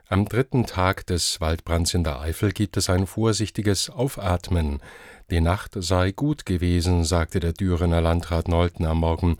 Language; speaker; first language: German; native; German